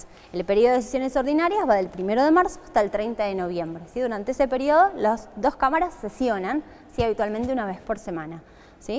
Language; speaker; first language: Spanish; native; Spanish